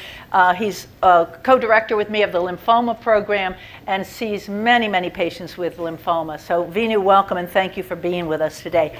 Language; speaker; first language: English; native; English